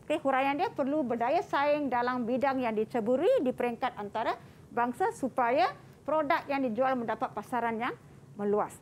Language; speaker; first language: Malay; non-native, local second language; Tamil